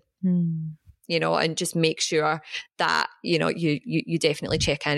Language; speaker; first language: English; native; English